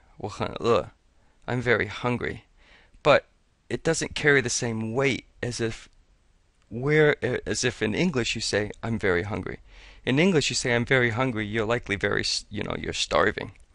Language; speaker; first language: English; native; English